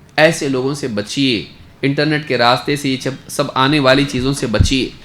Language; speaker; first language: Urdu; native; Urdu